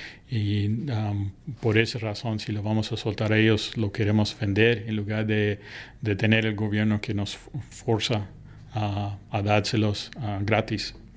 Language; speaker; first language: Spanish; early bilingual, other home language; English